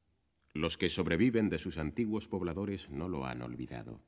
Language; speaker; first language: Spanish; native; Spanish